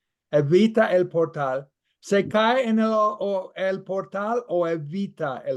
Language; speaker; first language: Spanish; non-native, fluent; English